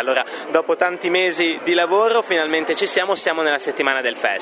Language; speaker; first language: Italian; native; Italian